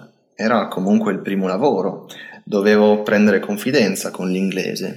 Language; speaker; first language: Italian; native; Italian